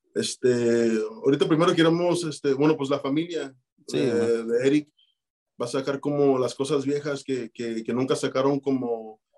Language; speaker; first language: Spanish; early bilingual, heritage; Spanish